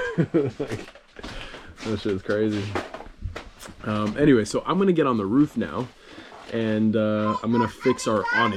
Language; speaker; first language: English; native; English